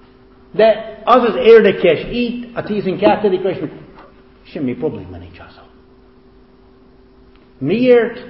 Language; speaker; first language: Hungarian; non-native, fluent; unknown